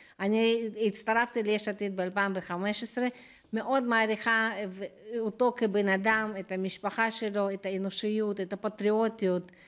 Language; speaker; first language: Hebrew; non-native, fluent; Russian